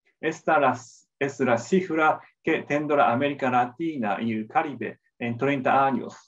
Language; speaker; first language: Spanish; non-native, fluent; Japanese